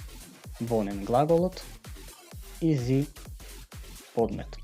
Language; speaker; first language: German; non-native, fluent; Macedonian